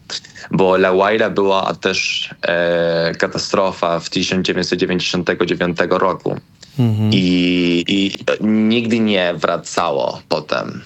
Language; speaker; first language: Polish; non-native, learner; Spanish